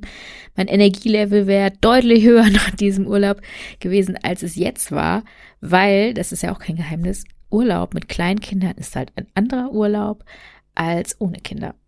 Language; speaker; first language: German; native; German